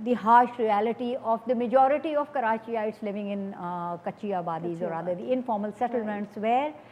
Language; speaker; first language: English; non-native, local second language; Urdu